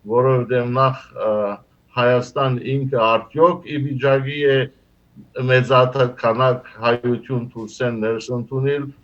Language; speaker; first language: Armenian; early bilingual, heritage; Armenian